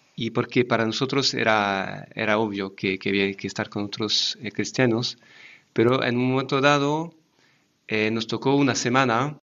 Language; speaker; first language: Spanish; non-native, fluent; French